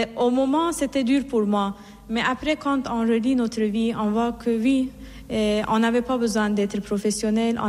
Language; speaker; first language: French; non-native, fluent; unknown